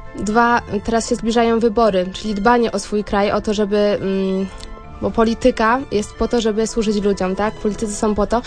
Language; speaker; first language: Polish; native; Polish